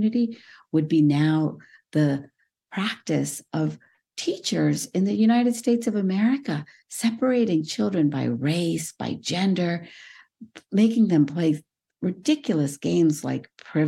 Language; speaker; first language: English; early bilingual, other home language; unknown